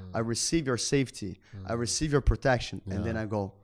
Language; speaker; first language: English; non-native, fluent; Portuguese